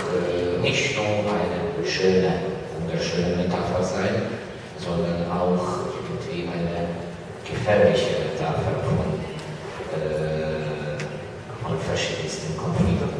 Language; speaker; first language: German; non-native, fluent; Ukrainian